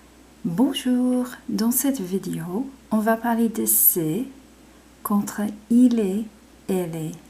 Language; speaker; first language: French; non-native, fluent; English